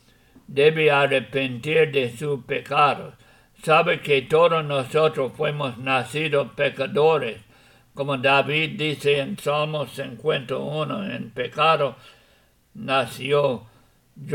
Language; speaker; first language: Spanish; non-native, fluent; English